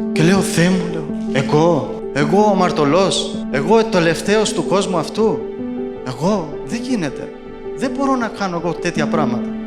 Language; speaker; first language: Greek; non-native, fluent; Albanian